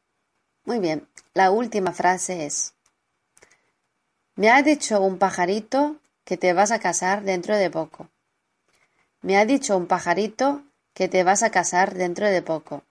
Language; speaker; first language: Spanish; non-native, fluent; Chinese